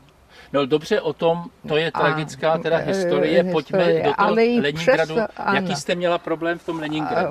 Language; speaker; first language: Czech; native; Czech